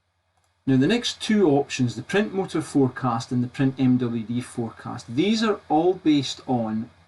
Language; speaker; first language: English; native; English